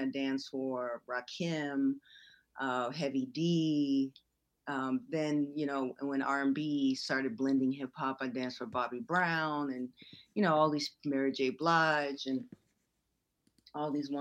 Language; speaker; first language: English; native; English